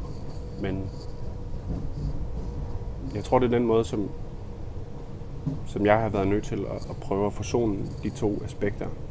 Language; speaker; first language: Danish; native; Danish